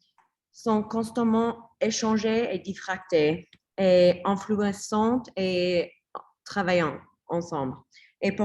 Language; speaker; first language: French; non-native, learner; English